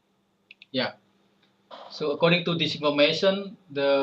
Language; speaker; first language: English; non-native, fluent; Indonesian